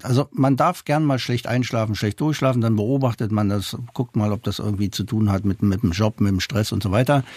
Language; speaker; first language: German; non-native, fluent; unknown